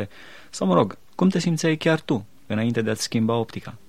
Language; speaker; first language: Romanian; native; Romanian